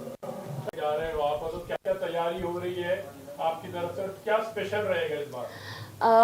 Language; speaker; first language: Hindi; native; Hindi